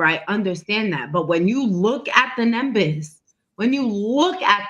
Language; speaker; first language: English; native; English